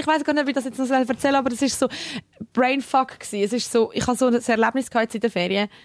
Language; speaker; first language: German; native; German